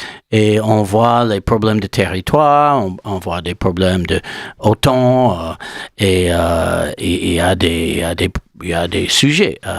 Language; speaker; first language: French; non-native, learner; English